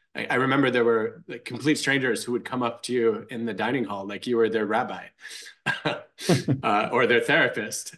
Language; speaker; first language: English; native; English